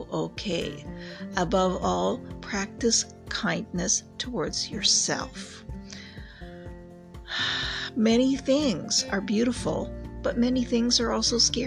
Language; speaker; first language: English; native; English